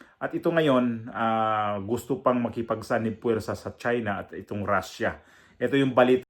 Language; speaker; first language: Filipino; non-native, local second language; Cebuano